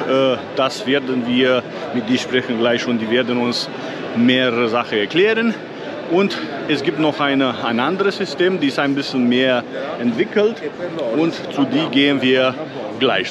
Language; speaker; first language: German; non-native, fluent; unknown